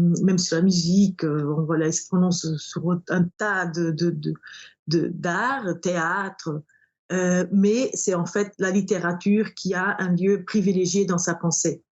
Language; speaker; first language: French; non-native, fluent; Portuguese